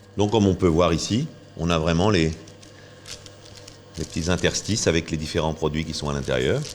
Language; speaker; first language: French; native; French